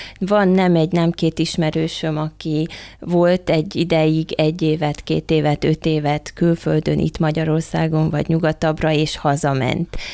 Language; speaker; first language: Hungarian; native; Hungarian